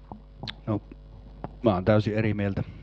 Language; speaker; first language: Finnish; native; Finnish